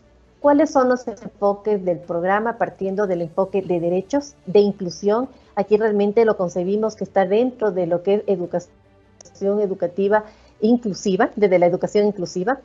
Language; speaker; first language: Spanish; native; Spanish